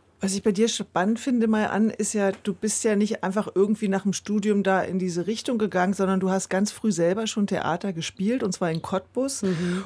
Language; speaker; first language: German; native; German